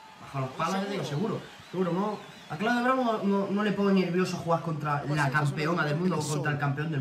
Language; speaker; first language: Spanish; native; Spanish